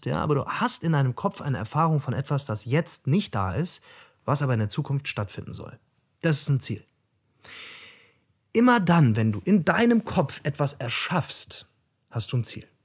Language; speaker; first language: German; native; German